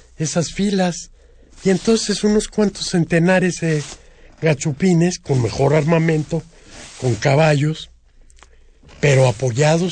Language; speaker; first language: Spanish; native; Spanish